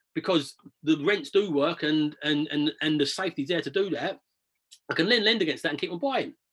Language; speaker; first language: English; native; English